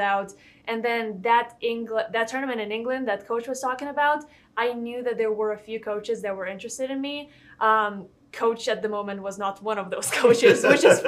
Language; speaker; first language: English; non-native, fluent; Lithuanian